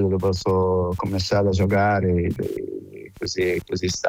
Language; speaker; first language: Italian; non-native, fluent; Portuguese